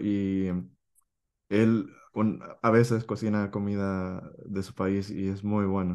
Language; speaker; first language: Spanish; native; Spanish